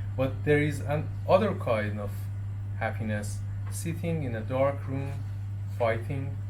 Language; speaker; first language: English; non-native, fluent; Persian